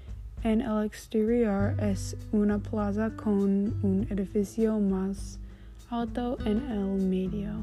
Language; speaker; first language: Spanish; non-native, learner; English